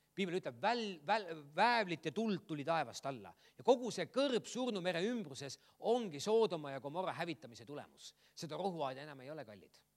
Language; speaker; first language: Estonian; native; Estonian